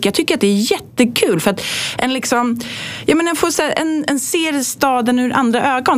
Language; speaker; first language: Swedish; native; Swedish